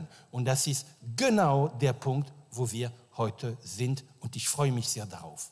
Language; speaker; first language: German; non-native, fluent; French